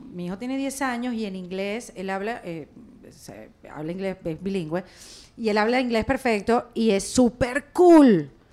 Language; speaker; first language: Spanish; native; Spanish